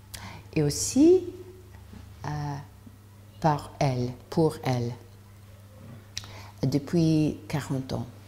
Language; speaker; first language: French; non-native, learner; English